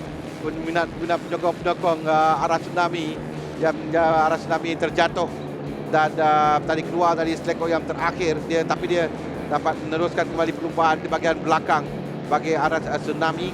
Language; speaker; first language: Malay; native; Malay